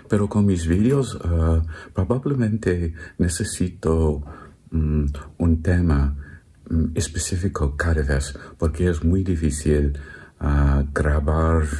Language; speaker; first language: Spanish; non-native, learner; English